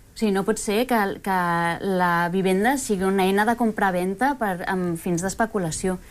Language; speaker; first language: Catalan; early bilingual, other home language; Spanish